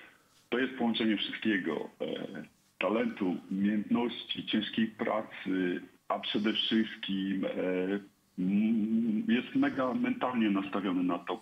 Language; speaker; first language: Polish; native; Polish